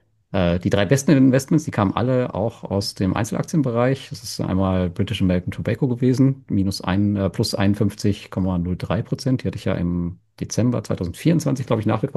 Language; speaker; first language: German; native; German